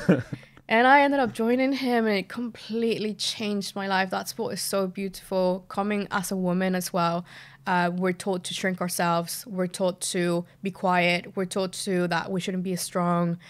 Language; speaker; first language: English; native; English